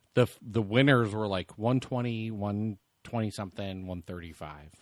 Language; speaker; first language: English; native; English